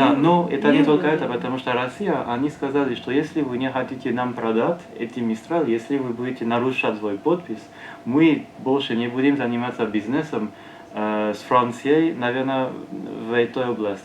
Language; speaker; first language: Russian; non-native, learner; French